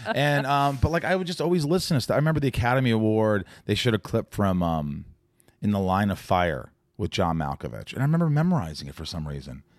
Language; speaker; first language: English; native; English